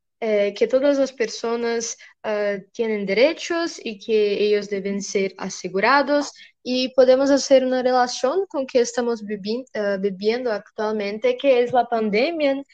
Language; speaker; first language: Spanish; non-native, learner; Portuguese